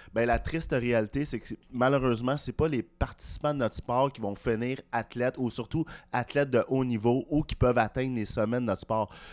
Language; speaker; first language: French; native; French